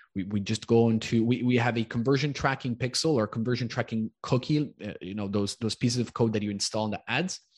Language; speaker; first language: English; early bilingual, other home language; Italian